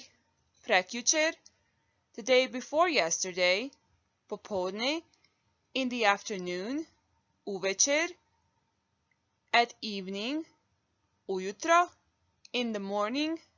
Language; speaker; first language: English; non-native, fluent; Bosnian